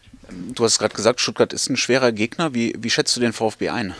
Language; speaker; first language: German; native; German